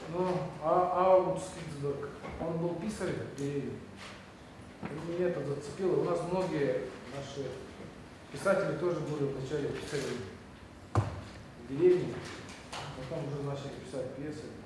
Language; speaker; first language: Russian; non-native, fluent; Estonian